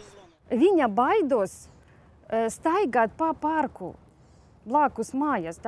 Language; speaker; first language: Latvian; non-native, learner; Ukrainian